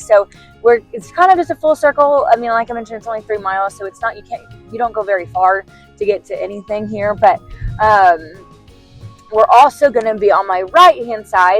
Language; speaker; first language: English; native; English